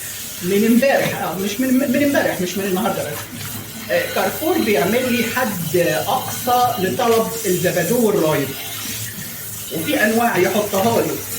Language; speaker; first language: Arabic; native; Arabic